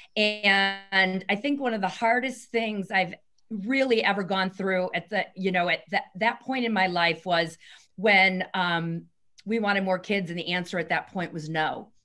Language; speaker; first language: English; native; English